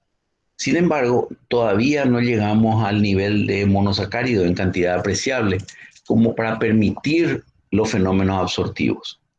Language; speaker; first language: Spanish; native; Spanish